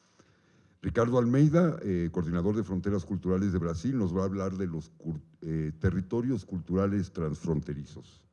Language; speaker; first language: Spanish; native; Spanish